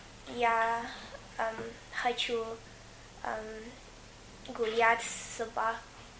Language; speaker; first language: Russian; non-native, learner; English